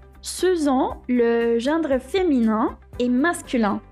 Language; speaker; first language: French; non-native, fluent; Spanish